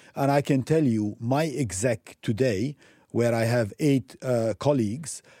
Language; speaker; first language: English; non-native, fluent; Arabic